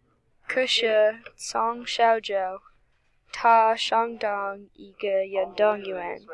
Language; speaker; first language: Chinese; non-native, learner; English